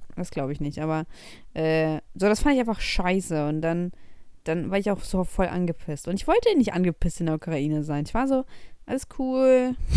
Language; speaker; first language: German; early bilingual, other home language; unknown